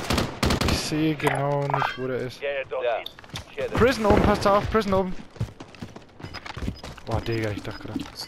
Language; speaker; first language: German; native; German